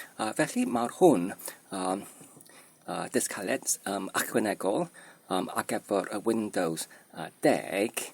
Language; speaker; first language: Welsh; non-native, learner; Polish